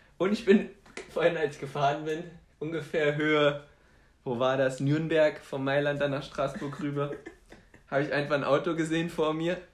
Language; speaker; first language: German; early bilingual, other home language; Polish